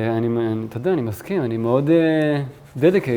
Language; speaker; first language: Hebrew; native; Hebrew